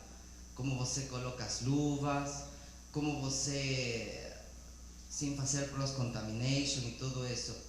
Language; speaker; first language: Portuguese; non-native, learner; Spanish